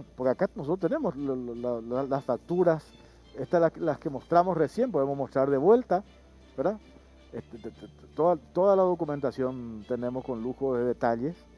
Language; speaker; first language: Spanish; native; Spanish